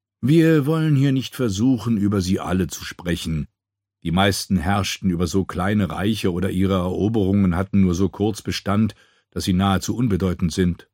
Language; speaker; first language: German; native; German